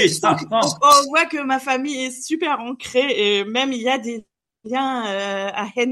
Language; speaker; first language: French; non-native, fluent; German